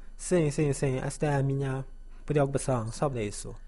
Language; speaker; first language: Portuguese; non-native, learner; Chinese